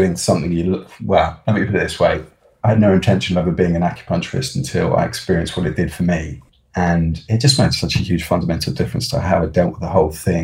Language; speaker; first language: English; native; English